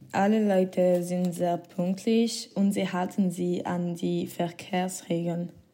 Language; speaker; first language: German; non-native, learner; French